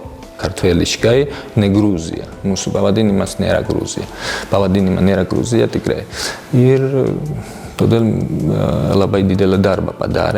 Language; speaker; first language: Lithuanian; non-native, fluent; Georgian